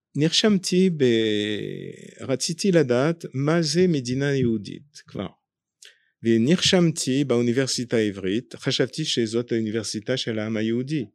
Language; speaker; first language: Hebrew; non-native, fluent; French